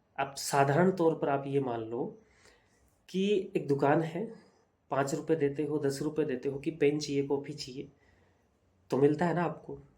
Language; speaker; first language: Hindi; native; Hindi